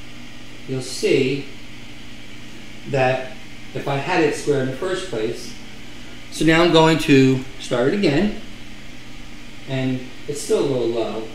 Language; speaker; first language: English; native; English